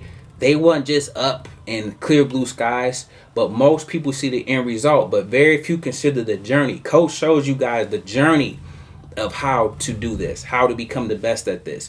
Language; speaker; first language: English; native; English